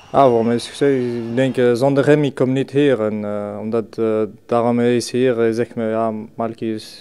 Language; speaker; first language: Dutch; non-native, learner; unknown